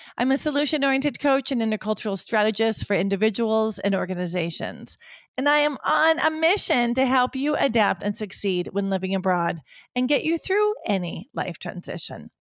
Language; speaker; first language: English; native; English